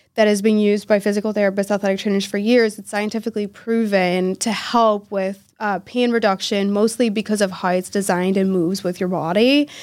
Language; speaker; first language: English; native; English